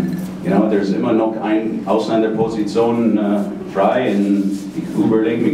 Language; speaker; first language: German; non-native, fluent; English